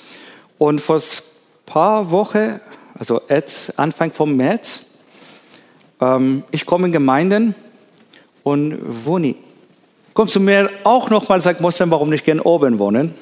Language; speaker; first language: German; non-native, learner; Persian